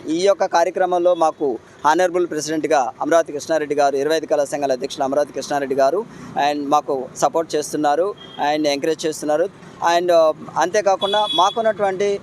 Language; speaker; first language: Telugu; native; Telugu